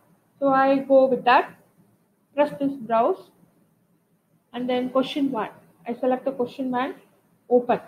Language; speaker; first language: English; non-native, local second language; Tamil